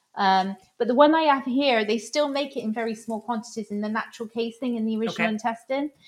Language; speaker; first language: English; native; English